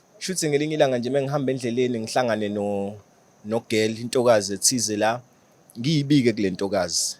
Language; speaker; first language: Zulu; native; Zulu